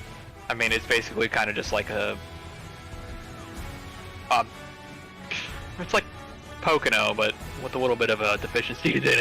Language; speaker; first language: English; native; English